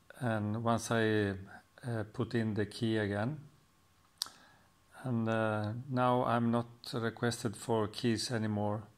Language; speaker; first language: English; non-native, fluent; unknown